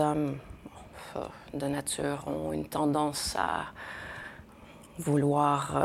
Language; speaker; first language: French; early bilingual, other home language; Spanish